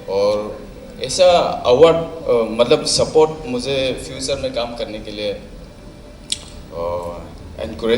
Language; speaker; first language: Hindi; non-native, local second language; Mizo